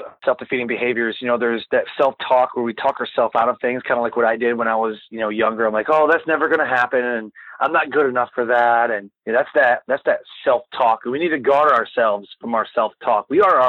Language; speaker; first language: English; native; English